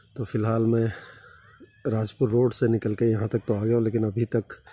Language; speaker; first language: Hindi; native; Hindi